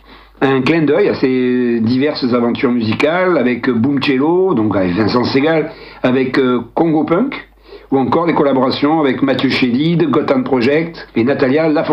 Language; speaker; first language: French; native; French